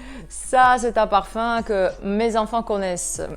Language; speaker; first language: French; non-native, fluent; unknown